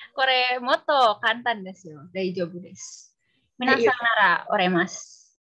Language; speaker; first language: Japanese; non-native, learner; Indonesian